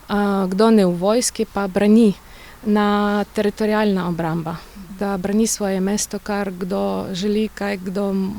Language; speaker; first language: Slovenian; non-native, learner; Ukrainian